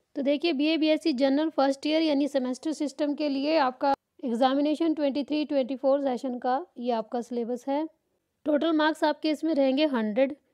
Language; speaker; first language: Hindi; non-native, local second language; Punjabi